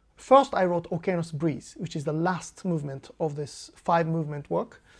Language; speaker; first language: English; non-native, fluent; Japanese